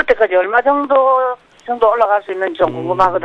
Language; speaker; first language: Korean; native; Korean